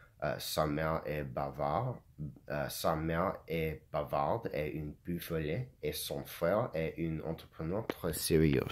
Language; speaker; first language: French; non-native, learner; English